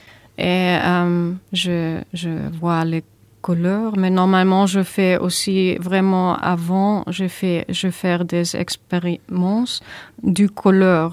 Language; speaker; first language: French; non-native, learner; German